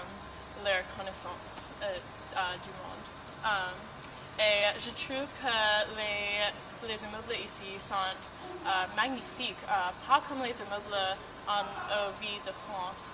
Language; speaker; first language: French; non-native, learner; English